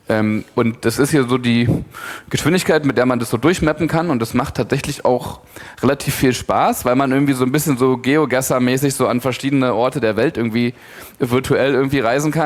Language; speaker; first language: German; native; German